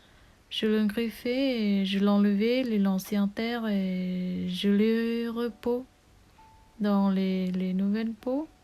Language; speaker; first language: French; non-native, learner; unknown